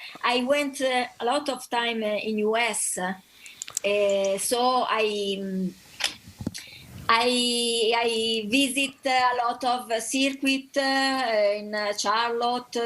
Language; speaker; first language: English; non-native, learner; Italian